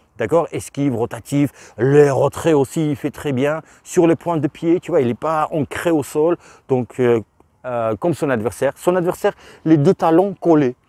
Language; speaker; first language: French; non-native, fluent; Russian